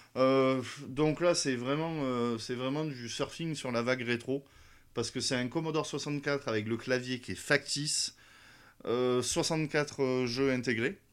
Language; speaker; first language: French; native; French